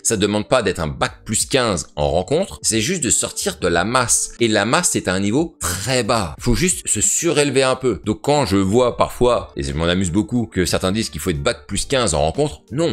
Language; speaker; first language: French; native; French